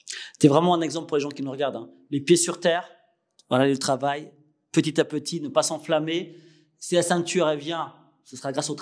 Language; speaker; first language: French; native; French